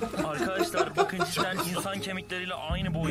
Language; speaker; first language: Turkish; native; Turkish